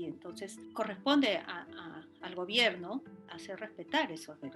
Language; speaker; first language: Spanish; native; Spanish